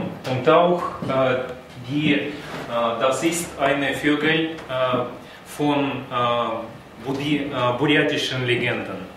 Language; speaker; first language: German; non-native, learner; Russian